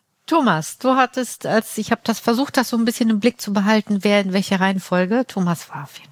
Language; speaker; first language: German; native; German